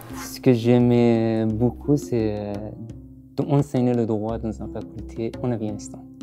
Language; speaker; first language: French; non-native, fluent; Persian